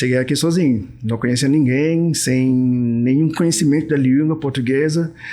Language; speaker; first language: Portuguese; non-native, fluent; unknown